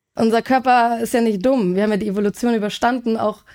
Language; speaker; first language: German; native; German